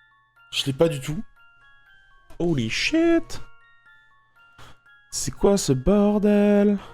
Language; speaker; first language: French; native; French